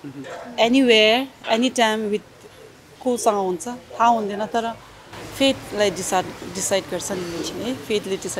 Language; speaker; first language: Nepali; non-native, fluent; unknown